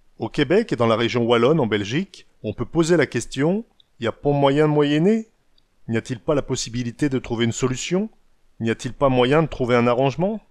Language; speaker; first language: French; native; French